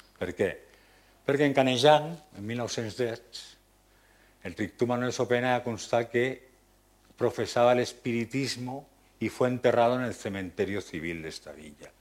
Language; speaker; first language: Catalan; non-native, local second language; Occitan